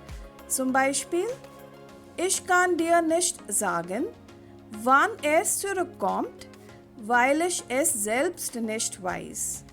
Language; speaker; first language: German; non-native, fluent; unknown